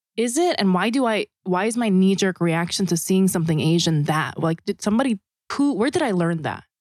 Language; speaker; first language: English; non-native, fluent; Korean